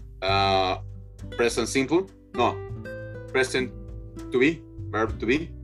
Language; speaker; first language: English; non-native, learner; Spanish